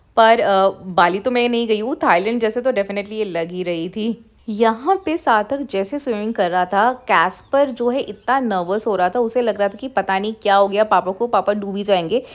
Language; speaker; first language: Hindi; non-native, local second language; Bangla